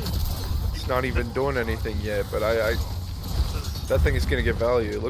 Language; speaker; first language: English; native; English